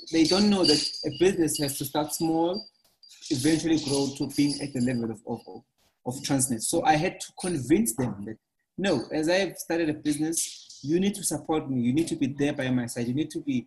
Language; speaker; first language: English; non-native, local second language; Zulu